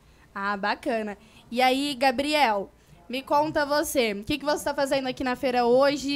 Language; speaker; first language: Portuguese; native; Portuguese